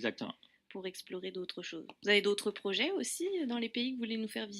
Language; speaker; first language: French; native; French